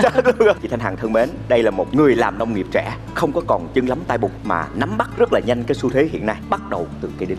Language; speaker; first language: Vietnamese; native; Vietnamese